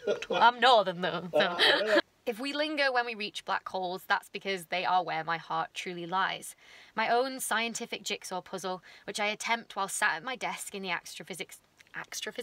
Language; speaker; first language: English; native; English